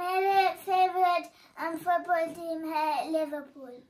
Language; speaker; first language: Hindi; early bilingual, heritage; Hindi